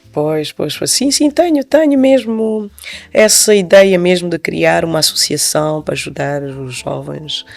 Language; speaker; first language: Portuguese; non-native, local second language; Upper Guinea Crioulo